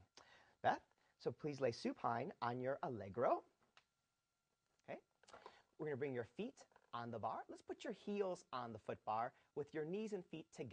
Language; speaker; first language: English; native; English